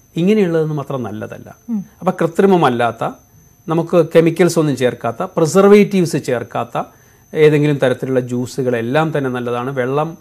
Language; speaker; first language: Malayalam; native; Malayalam